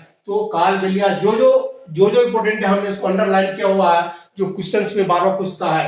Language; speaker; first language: Hindi; native; Hindi